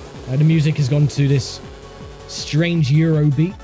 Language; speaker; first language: English; native; English